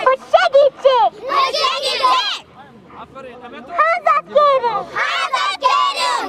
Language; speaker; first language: Hungarian; non-native, learner; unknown